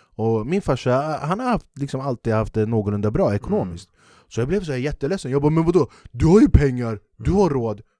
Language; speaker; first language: Swedish; native; Swedish